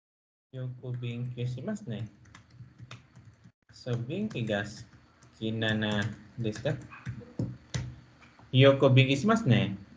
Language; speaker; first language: Japanese; non-native, fluent; Filipino